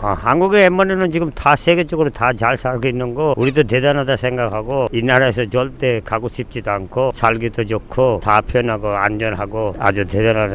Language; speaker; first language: Korean; non-native, learner; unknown